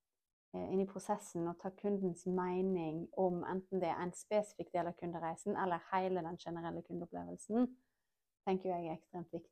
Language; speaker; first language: Norwegian; native; Norwegian